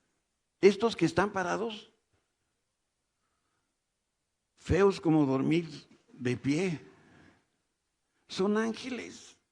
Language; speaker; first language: Spanish; native; Spanish